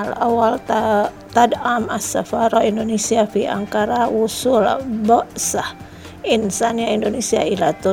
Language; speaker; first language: Arabic; non-native, fluent; Indonesian